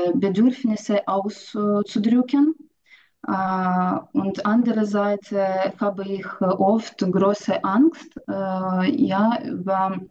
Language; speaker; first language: German; non-native, learner; Ukrainian